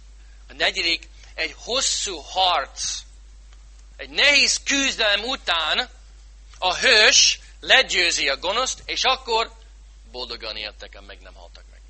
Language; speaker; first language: Hungarian; non-native, fluent; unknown